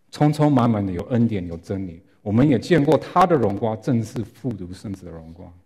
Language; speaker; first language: Chinese; non-native, fluent; English